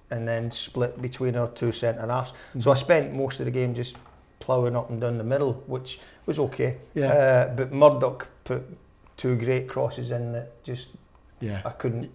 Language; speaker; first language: English; native; English